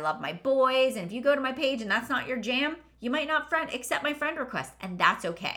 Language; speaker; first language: English; native; English